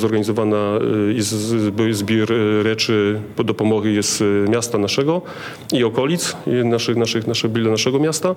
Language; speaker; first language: Polish; non-native, learner; Ukrainian